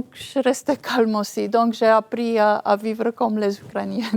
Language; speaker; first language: French; non-native, fluent; Romanian